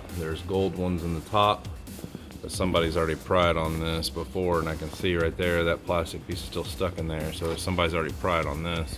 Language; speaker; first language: English; native; English